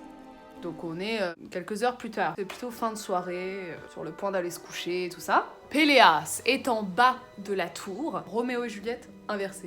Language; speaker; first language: French; native; French